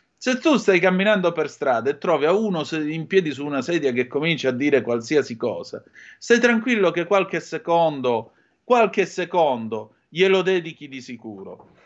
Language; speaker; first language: Italian; native; Italian